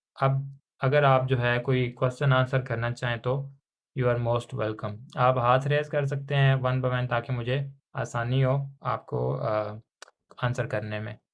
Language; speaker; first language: Urdu; non-native, local second language; Punjabi